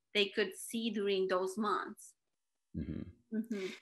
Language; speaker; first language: English; non-native, fluent; Spanish